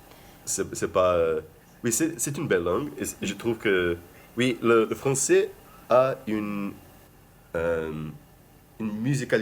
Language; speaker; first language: French; non-native, fluent; Portuguese